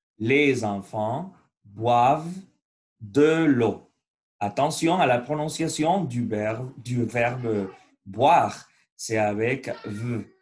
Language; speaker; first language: French; non-native, learner; Spanish